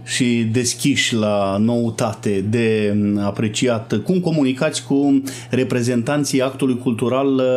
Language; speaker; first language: Romanian; native; Romanian